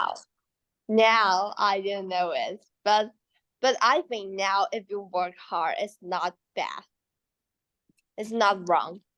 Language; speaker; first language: English; non-native, learner; Chinese